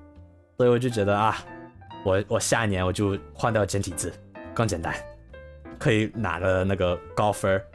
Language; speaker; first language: Chinese; non-native, learner; English